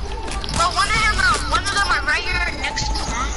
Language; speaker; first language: English; native; English